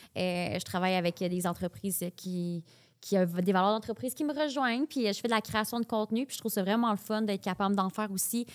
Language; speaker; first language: French; native; French